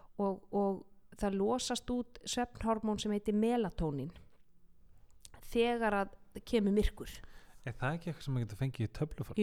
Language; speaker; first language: Icelandic; native; Icelandic